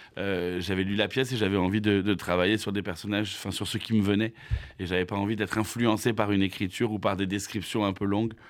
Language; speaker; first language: French; native; French